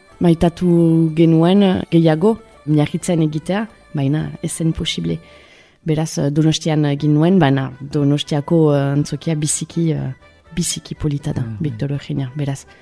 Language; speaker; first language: Basque; early bilingual, other home language; Spanish